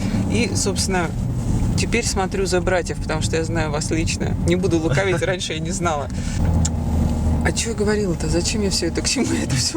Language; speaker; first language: Russian; native; Russian